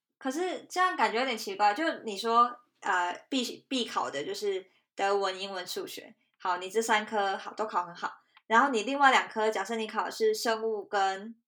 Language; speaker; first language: Chinese; native; Chinese